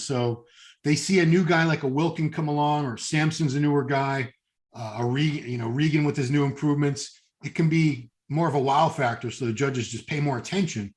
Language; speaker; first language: English; native; English